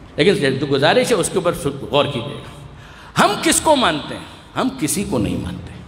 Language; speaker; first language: Urdu; non-native, local second language; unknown